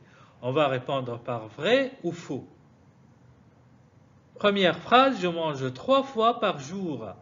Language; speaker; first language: French; non-native, fluent; Arabic